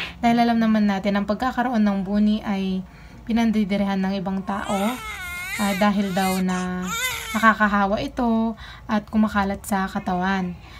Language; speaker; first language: Filipino; non-native, local second language; Pampanga